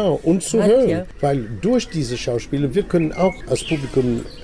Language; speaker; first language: German; non-native, fluent; English